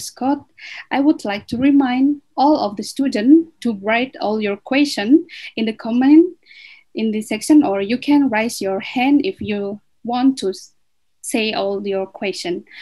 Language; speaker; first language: English; non-native, fluent; Indonesian